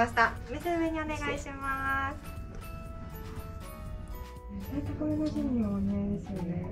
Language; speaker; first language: Japanese; native; Japanese